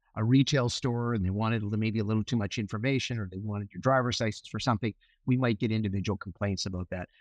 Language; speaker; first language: English; native; English